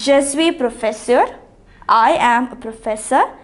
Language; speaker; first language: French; non-native, fluent; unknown